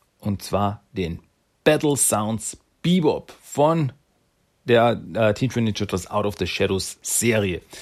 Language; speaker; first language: German; native; German